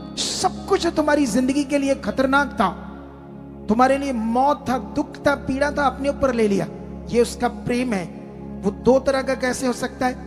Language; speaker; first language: Hindi; native; Hindi